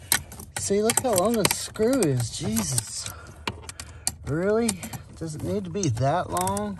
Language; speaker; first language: English; native; English